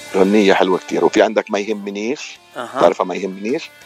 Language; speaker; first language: Arabic; native; Arabic